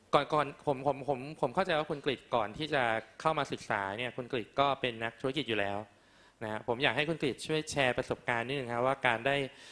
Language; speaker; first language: Thai; native; Thai